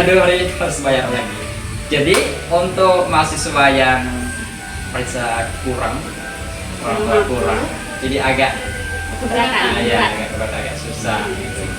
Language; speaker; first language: Indonesian; non-native, learner; Khmer